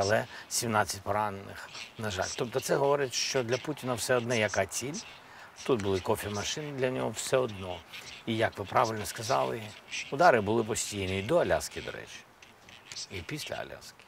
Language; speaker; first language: Ukrainian; non-native, local second language; Russian